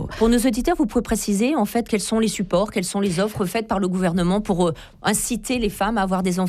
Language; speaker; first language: French; native; French